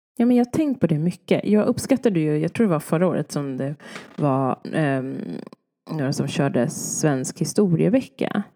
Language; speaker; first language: Swedish; native; Swedish